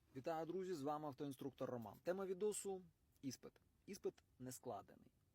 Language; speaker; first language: Ukrainian; non-native, local second language; Russian